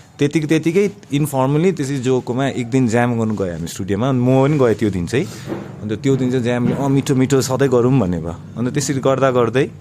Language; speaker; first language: Nepali; native; Nepali